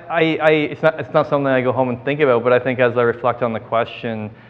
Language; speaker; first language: English; native; English